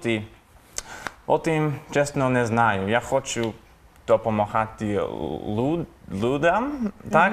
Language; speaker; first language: Ukrainian; non-native, learner; English